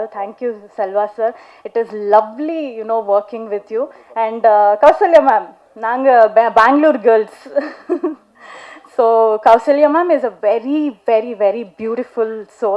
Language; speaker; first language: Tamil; non-native, learner; Kannada